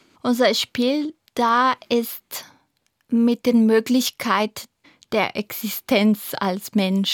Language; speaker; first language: German; non-native, fluent; Portuguese